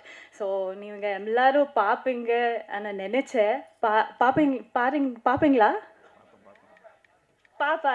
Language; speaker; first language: Tamil; non-native, learner; Kannada